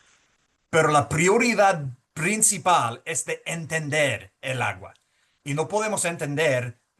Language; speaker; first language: Spanish; early bilingual, heritage; Spanish